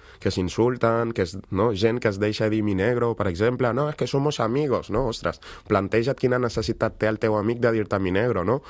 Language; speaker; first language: Catalan; early bilingual, other home language; Wolof